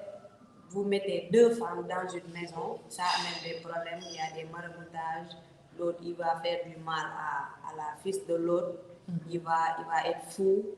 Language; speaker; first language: French; non-native, local second language; Wolof